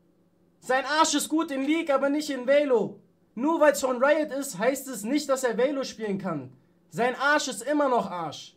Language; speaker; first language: German; native; German